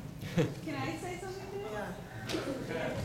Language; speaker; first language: English; native; English